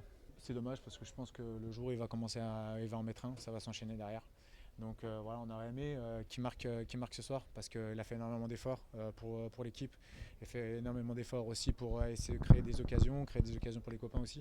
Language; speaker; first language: French; native; French